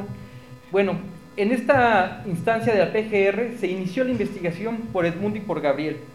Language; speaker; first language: Spanish; native; Spanish